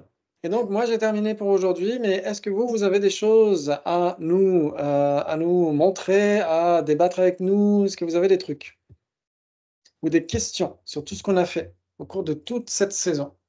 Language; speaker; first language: French; native; French